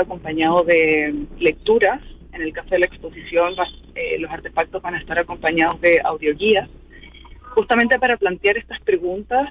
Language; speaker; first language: Spanish; native; Spanish